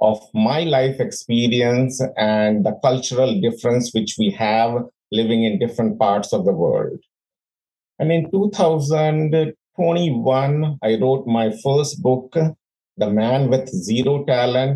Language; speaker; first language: English; non-native, local second language; Hindi